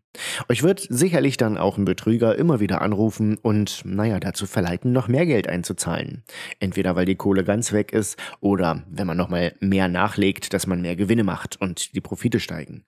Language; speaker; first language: German; native; German